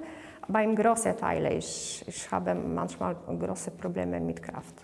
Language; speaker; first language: German; non-native, learner; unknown